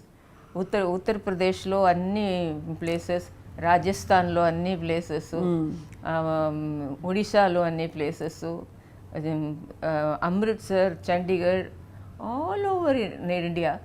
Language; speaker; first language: Telugu; non-native, local second language; Tamil